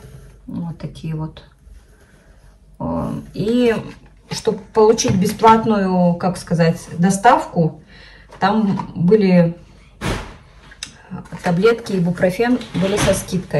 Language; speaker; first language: Russian; native; Russian